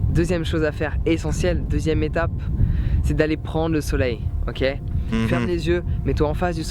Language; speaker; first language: French; native; French